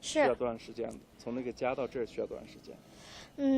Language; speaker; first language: Chinese; native; Chinese